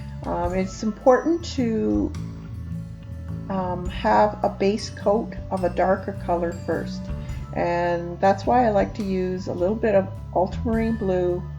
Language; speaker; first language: English; native; English